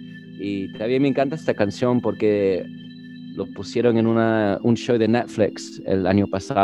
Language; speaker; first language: Spanish; early bilingual, heritage; English